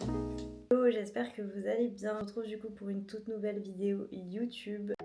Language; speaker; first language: French; native; French